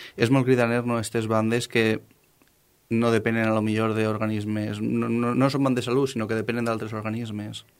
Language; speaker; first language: Catalan; native; Catalan